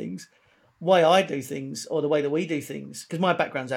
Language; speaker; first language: English; native; English